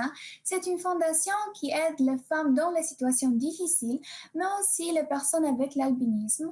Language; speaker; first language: French; non-native, learner; Polish